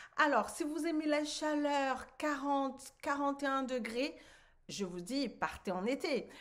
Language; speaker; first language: French; non-native, fluent; Portuguese